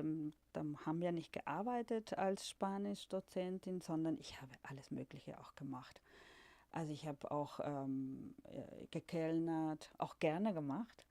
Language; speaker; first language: German; non-native, fluent; Spanish